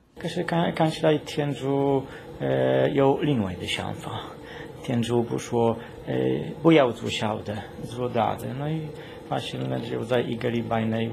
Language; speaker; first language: Chinese; non-native, learner; Polish